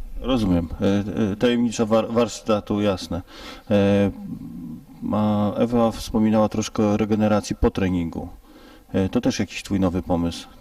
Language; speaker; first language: Polish; native; Polish